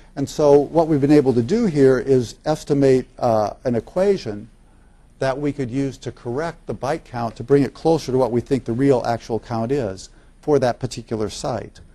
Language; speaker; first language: English; native; English